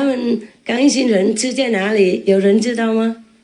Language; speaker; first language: Chinese; non-native, fluent; Vietnamese